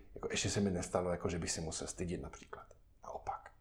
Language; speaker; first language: Czech; non-native, fluent; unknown